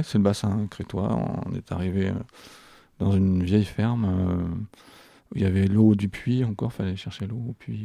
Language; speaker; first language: French; native; French